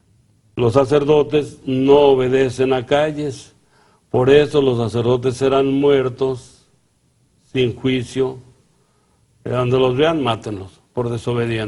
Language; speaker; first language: Spanish; native; Spanish